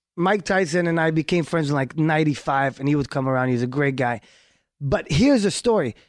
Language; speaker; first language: English; early bilingual, other home language; Hebrew